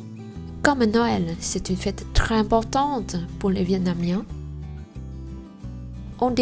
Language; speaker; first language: French; non-native, learner; Vietnamese